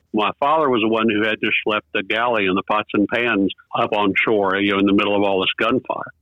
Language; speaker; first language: English; native; English